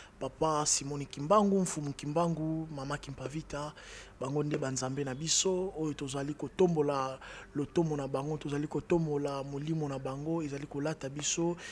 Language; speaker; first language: Lingala; non-native, local second language; Kongo